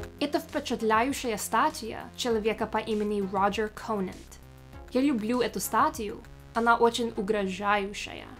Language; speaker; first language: Russian; non-native, learner; English